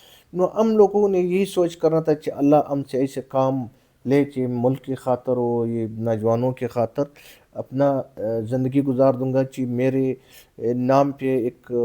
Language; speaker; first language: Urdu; non-native, local second language; Pashto